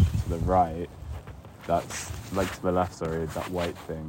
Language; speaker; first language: English; native; English